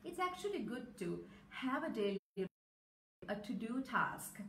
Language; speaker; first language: English; non-native, local second language; Sinhala